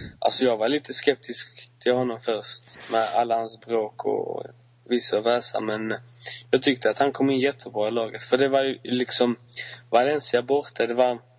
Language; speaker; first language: Swedish; native; Swedish